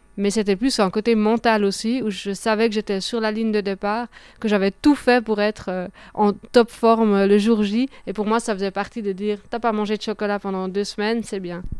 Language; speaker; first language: French; native; French